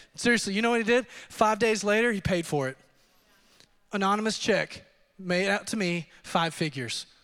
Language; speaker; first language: English; native; English